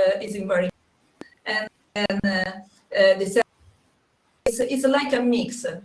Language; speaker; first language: English; non-native, learner; Italian